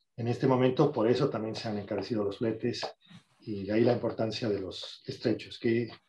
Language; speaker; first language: Spanish; native; Spanish